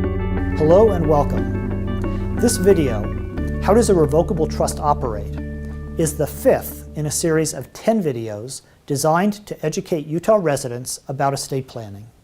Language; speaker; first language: English; native; English